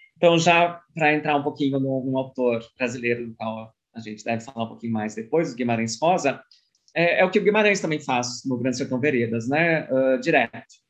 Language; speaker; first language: Portuguese; early bilingual, other home language; German